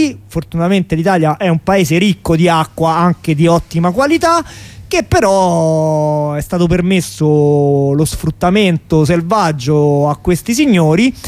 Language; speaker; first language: Italian; native; Italian